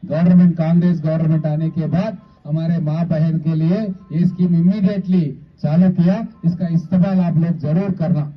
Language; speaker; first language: Hindi; non-native, local second language; Telugu